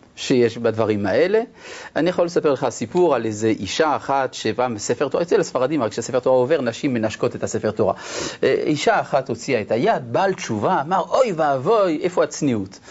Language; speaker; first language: Hebrew; native; Hebrew